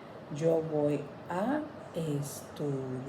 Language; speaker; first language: Spanish; non-native, fluent; English